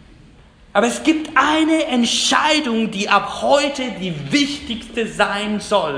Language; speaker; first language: German; non-native, fluent; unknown